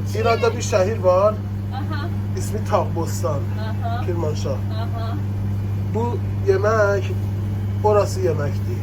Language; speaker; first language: Turkish; non-native, learner; Persian